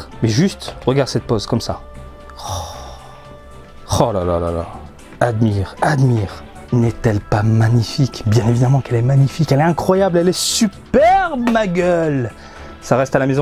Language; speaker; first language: French; native; French